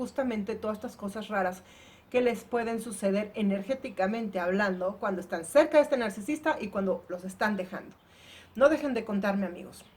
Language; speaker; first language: Spanish; native; Spanish